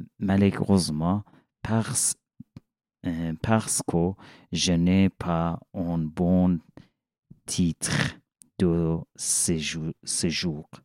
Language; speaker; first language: French; non-native, learner; Persian